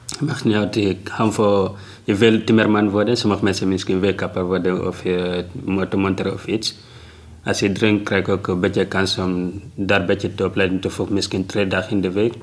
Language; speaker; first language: Dutch; non-native, learner; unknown